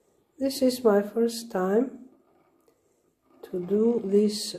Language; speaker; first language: English; non-native, learner; Slovenian